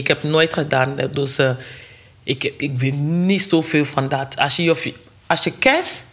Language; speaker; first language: Dutch; non-native, learner; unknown